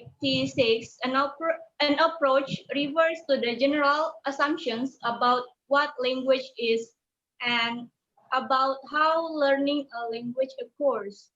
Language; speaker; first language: English; non-native, learner; Indonesian